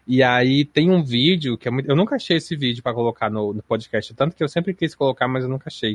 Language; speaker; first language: Portuguese; native; Portuguese